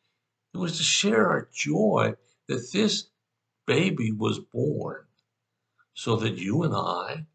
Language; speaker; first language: English; native; English